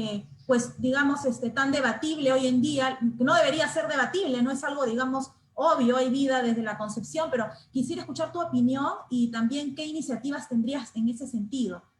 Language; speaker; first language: Spanish; native; Spanish